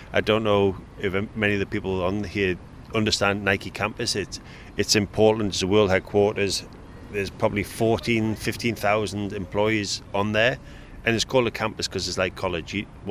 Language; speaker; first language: English; native; English